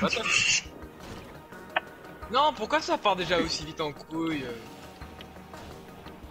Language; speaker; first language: French; native; French